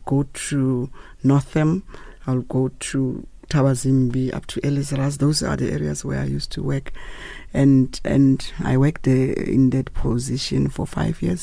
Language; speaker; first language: English; non-native, local second language; Tswana